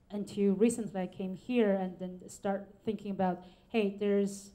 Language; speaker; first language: English; non-native, fluent; Chinese